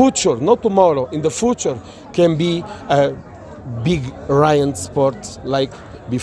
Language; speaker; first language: English; non-native, learner; Portuguese